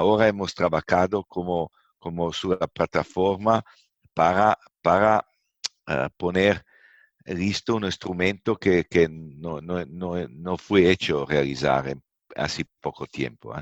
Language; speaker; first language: Spanish; non-native, fluent; Italian